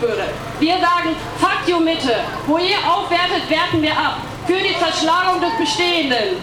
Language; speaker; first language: German; native; German